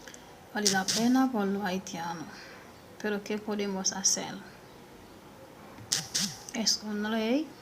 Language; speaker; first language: Spanish; non-native, learner; Haitian Creole